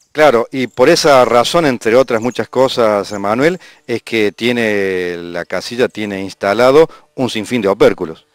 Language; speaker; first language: Spanish; native; Spanish